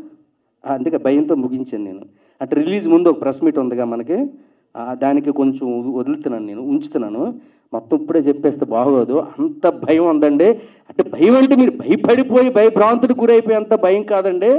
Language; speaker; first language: Telugu; native; Telugu